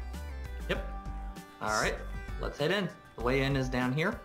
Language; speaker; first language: English; native; English